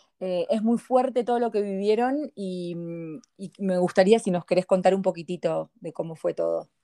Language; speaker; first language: Spanish; native; Spanish